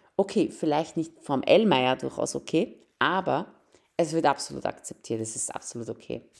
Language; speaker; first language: German; early bilingual, other home language; Persian